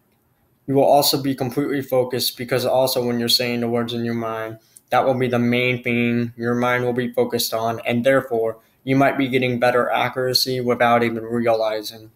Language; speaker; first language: English; native; English